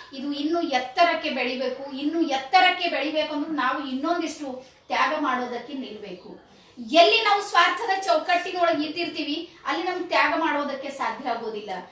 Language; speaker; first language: Kannada; native; Kannada